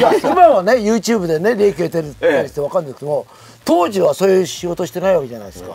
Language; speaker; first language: Japanese; native; Japanese